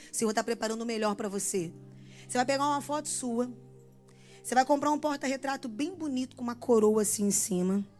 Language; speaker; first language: Portuguese; native; Portuguese